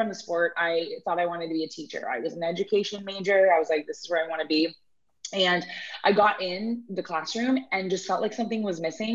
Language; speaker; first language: English; native; English